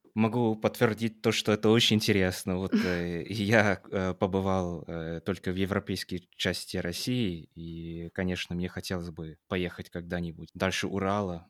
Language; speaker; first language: Russian; non-native, fluent; English